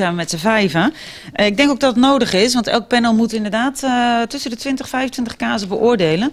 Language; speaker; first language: Dutch; native; Dutch